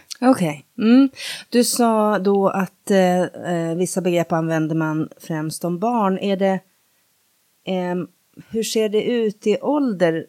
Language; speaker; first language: Swedish; native; Swedish